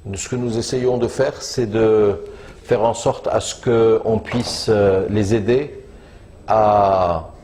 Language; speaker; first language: French; non-native, local second language; Arabic